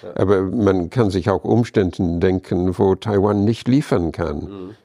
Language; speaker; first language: German; non-native, fluent; English